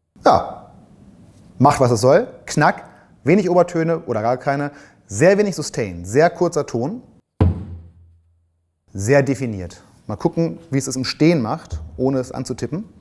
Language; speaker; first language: German; native; German